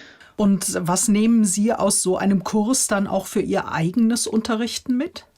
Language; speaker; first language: German; native; German